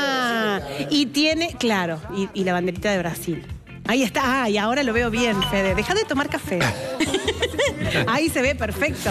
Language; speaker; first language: Spanish; native; Spanish